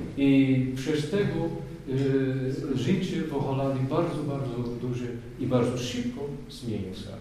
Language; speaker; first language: Polish; non-native, learner; Dutch